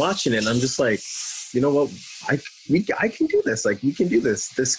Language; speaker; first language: English; early bilingual, other home language; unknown